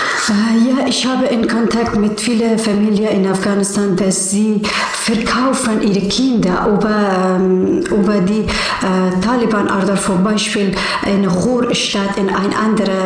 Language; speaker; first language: German; non-native, learner; Persian